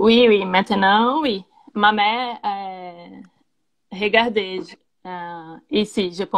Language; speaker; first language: French; non-native, learner; Portuguese